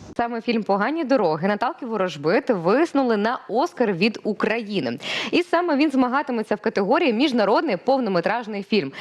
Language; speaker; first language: Ukrainian; native; Ukrainian